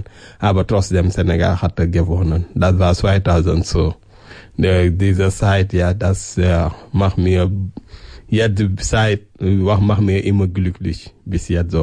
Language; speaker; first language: German; non-native, learner; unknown